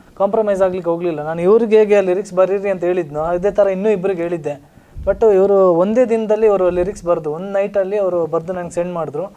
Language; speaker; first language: Kannada; non-native, local second language; Tulu